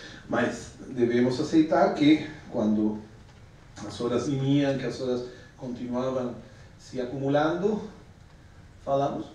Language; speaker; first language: Portuguese; non-native, fluent; Spanish